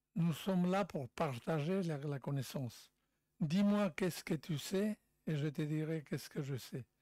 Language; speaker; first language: French; non-native, fluent; Spanish